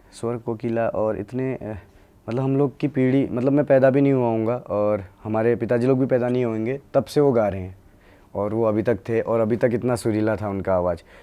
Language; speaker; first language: Hindi; native; Hindi